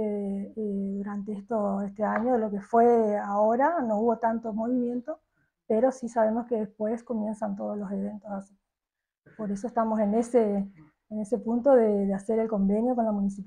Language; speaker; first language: Spanish; native; Spanish